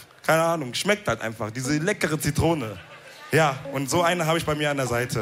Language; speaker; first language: German; early bilingual, other home language; Wolof